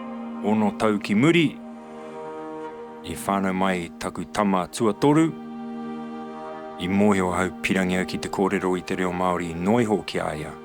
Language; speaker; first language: Māori; non-native, local second language; English